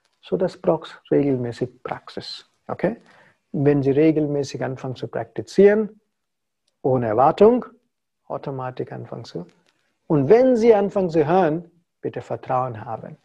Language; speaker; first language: German; non-native, fluent; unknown